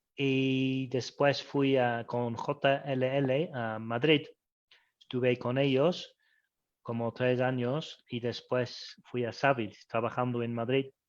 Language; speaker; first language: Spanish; non-native, fluent; English